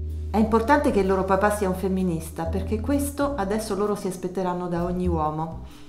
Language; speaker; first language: Italian; native; Italian